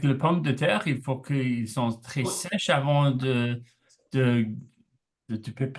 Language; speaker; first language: French; non-native, learner; English